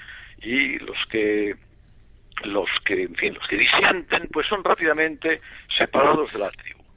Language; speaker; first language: Spanish; native; Spanish